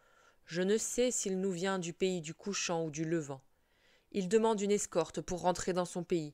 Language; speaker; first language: French; native; French